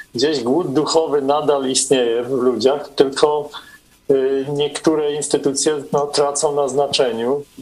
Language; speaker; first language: Polish; native; Polish